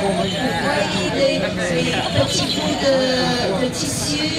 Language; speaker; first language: French; non-native, fluent; English